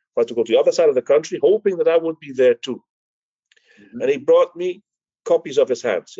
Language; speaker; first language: English; early bilingual, other home language; Dutch